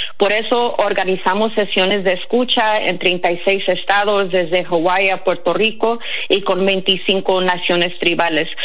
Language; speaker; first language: Spanish; early bilingual, heritage; Spanish